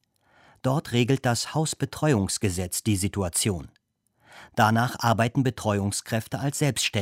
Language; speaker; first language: German; native; German